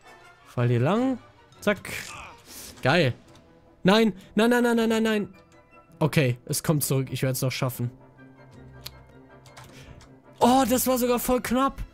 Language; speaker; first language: German; native; German